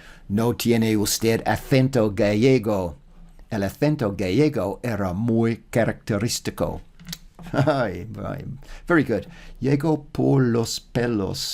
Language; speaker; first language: Spanish; non-native, learner; English